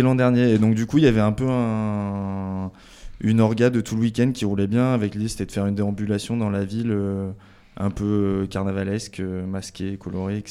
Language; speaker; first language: French; native; French